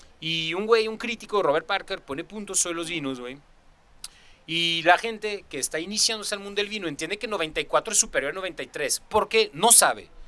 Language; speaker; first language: Spanish; non-native, fluent; French